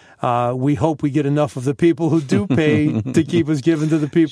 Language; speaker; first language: English; native; English